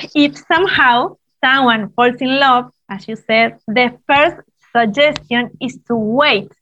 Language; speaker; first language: English; non-native, fluent; Spanish